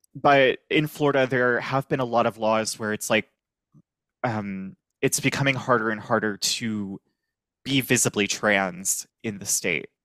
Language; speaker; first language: English; native; English